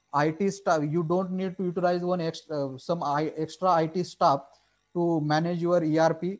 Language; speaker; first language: English; non-native, local second language; Marathi